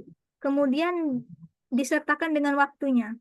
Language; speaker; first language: Indonesian; native; Indonesian